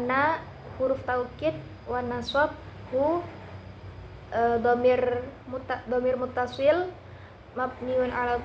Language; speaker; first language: Arabic; non-native, learner; Indonesian